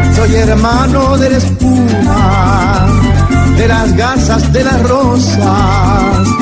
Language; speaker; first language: Spanish; native; Spanish